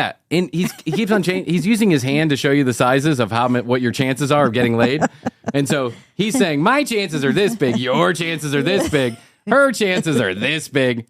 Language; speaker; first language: English; native; English